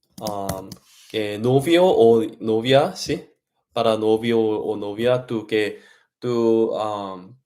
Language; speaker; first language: Spanish; non-native, learner; Korean